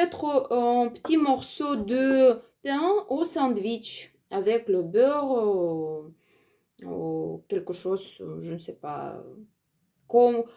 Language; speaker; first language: French; non-native, learner; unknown